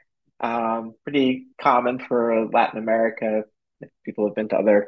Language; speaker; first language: English; native; English